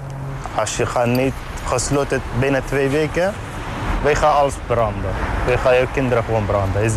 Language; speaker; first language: Dutch; non-native, learner; Arabic